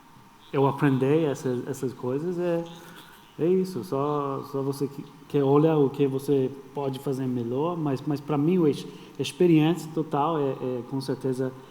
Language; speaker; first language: Portuguese; non-native, fluent; English